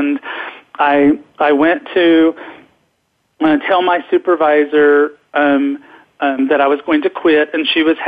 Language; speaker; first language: English; native; English